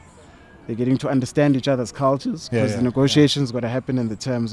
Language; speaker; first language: English; non-native, local second language; Zulu